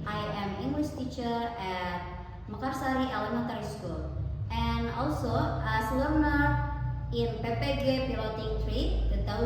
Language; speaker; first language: English; non-native, learner; Indonesian